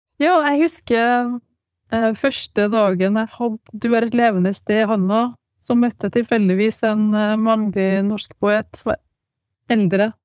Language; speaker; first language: Norwegian; native; Norwegian